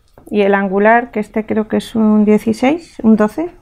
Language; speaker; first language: Spanish; native; Spanish